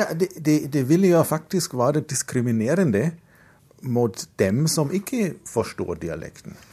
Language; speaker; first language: Norwegian; non-native, fluent; German